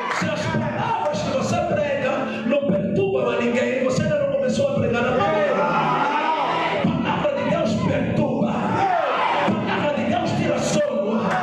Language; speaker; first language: Portuguese; non-native, local second language; Tsonga